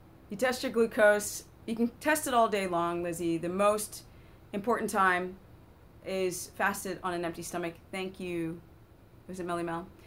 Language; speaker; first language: English; native; English